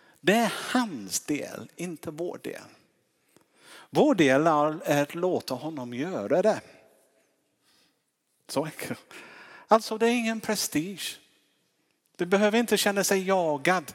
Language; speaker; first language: Swedish; non-native, fluent; English